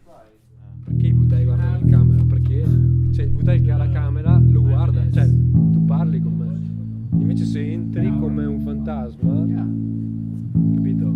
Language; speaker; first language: Italian; native; Italian